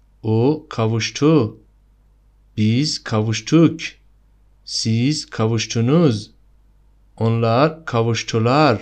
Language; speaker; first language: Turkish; non-native, fluent; Persian